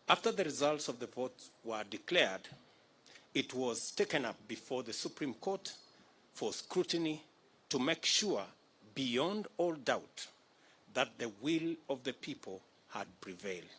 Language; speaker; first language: English; non-native, local second language; Kalenjin